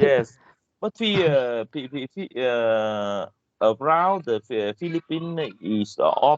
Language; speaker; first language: English; non-native, learner; Vietnamese